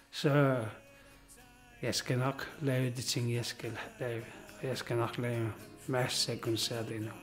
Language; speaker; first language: Danish; non-native, local second language; Kalaallisut